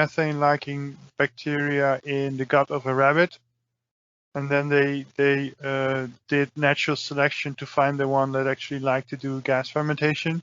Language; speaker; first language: English; non-native, fluent; Dutch